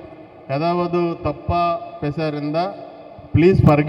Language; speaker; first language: Tamil; non-native, learner; Telugu